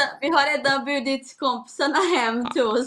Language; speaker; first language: Swedish; non-native, fluent; Portuguese